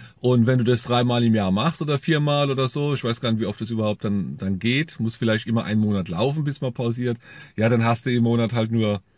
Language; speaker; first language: German; native; German